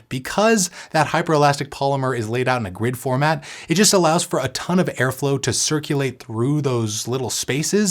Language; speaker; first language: English; native; English